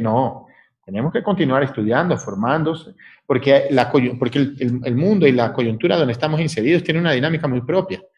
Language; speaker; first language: Spanish; native; Spanish